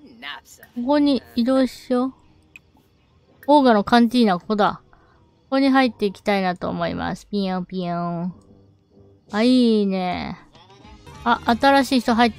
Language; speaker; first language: Japanese; native; Japanese